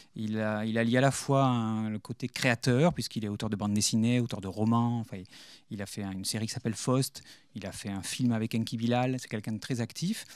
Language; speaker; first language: French; native; French